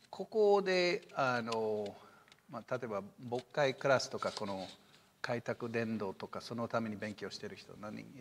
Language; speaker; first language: Japanese; non-native, fluent; English